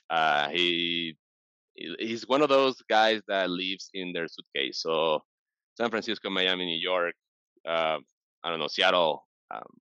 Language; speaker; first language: English; non-native, fluent; Spanish